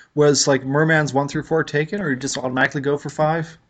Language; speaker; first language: English; native; English